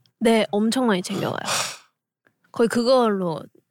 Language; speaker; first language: Korean; native; Korean